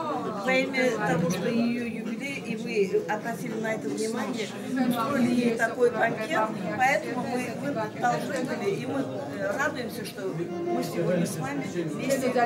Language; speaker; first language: Russian; non-native, fluent; Azerbaijani